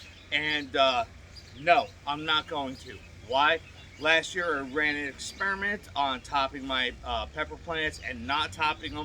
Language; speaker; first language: English; native; English